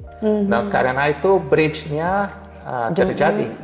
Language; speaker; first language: Indonesian; non-native, learner; Portuguese